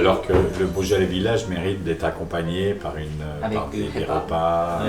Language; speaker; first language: French; native; French